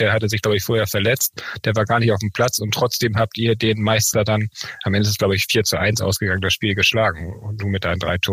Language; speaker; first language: German; native; German